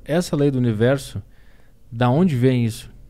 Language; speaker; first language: Portuguese; native; Portuguese